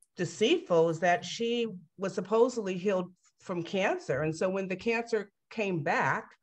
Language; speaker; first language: English; native; English